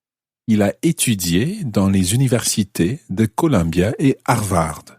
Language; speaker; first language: French; non-native, fluent; English